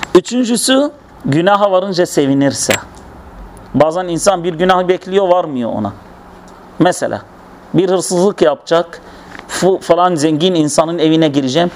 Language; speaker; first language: Turkish; non-native, fluent; Arabic